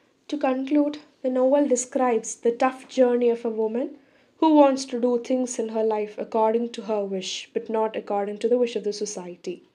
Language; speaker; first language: English; non-native, local second language; Malayalam